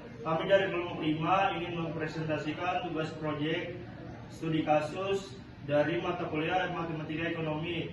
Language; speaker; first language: Indonesian; native; Indonesian